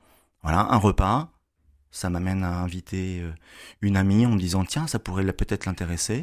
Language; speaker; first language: French; native; French